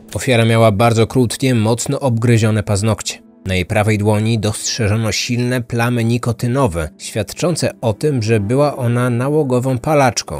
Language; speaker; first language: Polish; native; Polish